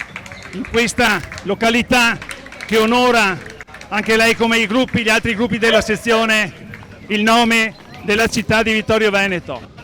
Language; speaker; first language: Italian; native; Italian